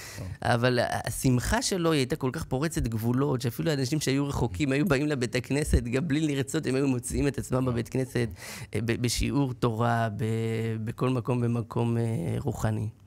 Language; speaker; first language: Hebrew; native; Hebrew